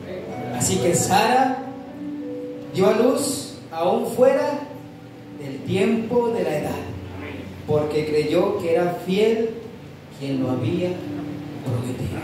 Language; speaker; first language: Spanish; native; Spanish